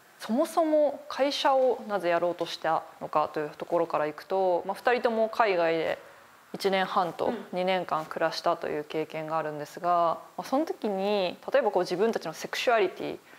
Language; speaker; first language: Japanese; native; Japanese